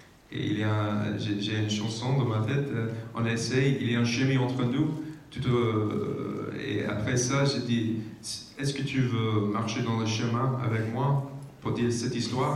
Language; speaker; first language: French; non-native, fluent; English